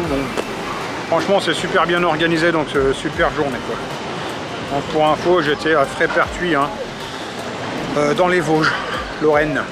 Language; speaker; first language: French; native; French